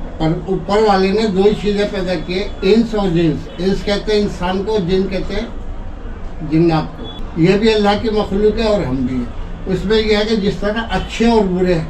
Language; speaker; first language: Hindi; native; Hindi